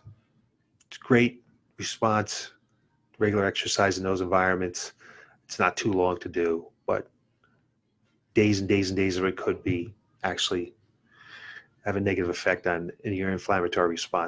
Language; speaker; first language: English; native; English